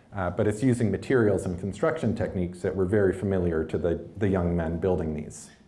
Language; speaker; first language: English; native; English